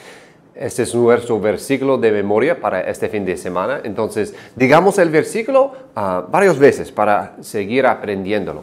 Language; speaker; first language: Spanish; non-native, fluent; English